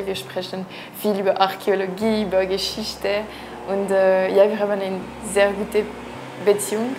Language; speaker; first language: German; non-native, local second language; French